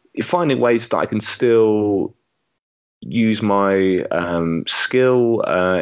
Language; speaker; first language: English; native; English